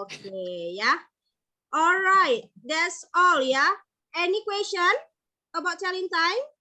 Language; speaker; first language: English; non-native, fluent; Indonesian